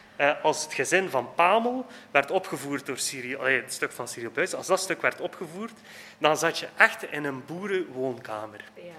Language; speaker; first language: Dutch; native; Dutch